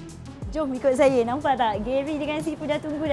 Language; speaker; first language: Malay; native; Malay